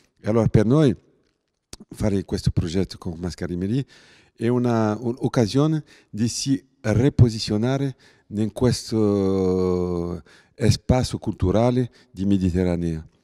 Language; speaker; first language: Italian; non-native, learner; French